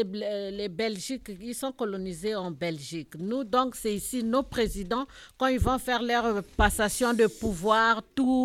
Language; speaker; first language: French; non-native, local second language; Lingala